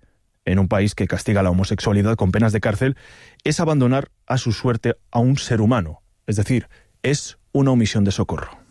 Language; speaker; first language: Spanish; native; Spanish